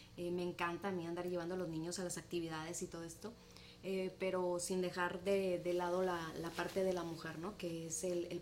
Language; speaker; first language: Spanish; native; Spanish